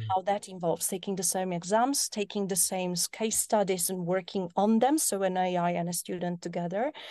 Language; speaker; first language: English; non-native, fluent; Polish